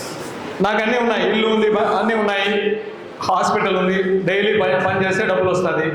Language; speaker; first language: Telugu; native; Telugu